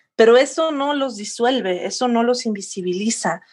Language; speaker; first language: Spanish; native; Spanish